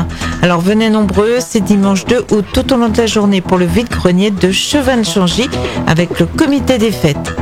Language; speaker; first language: French; native; French